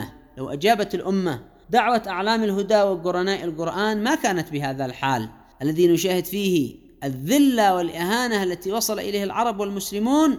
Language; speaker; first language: Arabic; native; Arabic